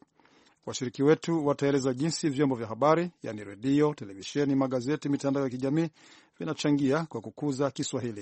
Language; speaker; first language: Swahili; non-native, local second language; Rundi